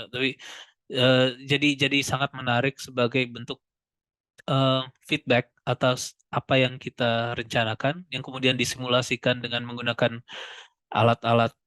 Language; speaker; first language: Indonesian; native; Indonesian